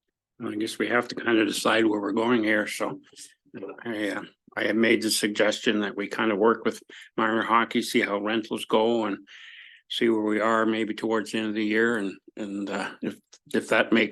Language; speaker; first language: English; native; English